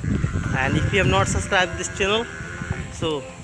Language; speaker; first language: English; non-native, local second language; Hindi